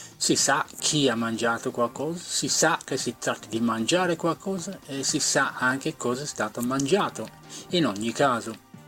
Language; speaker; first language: Italian; non-native, fluent; English